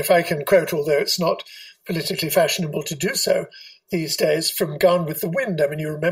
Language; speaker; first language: English; native; English